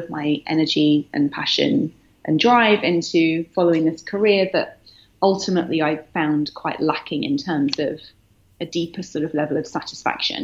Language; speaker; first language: English; native; English